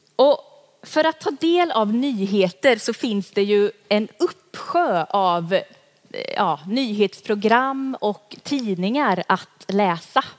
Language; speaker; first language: Swedish; native; Swedish